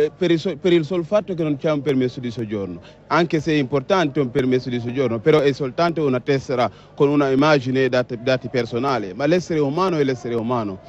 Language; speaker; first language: Italian; non-native, fluent; Wolof